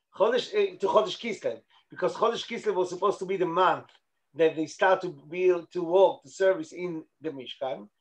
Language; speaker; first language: English; non-native, fluent; Hebrew